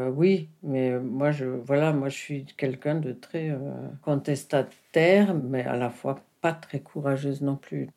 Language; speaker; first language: French; non-native, fluent; German